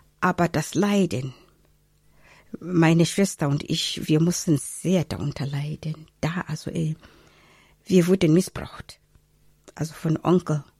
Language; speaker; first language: German; non-native, fluent; Zulu